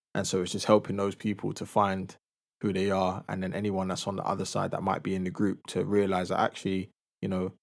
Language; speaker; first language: English; native; English